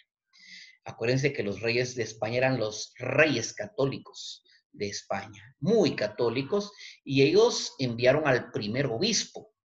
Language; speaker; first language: Spanish; native; Spanish